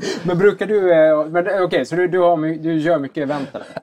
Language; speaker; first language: Swedish; native; Swedish